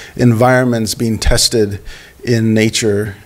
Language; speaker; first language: English; native; English